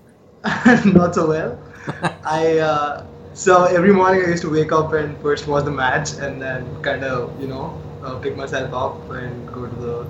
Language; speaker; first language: English; non-native, local second language; Telugu